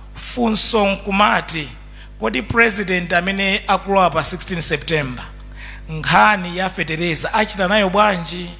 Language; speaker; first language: Nyanja; native; Nyanja